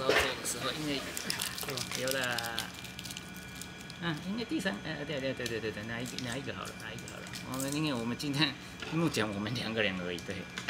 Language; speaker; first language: Chinese; non-native, learner; Japanese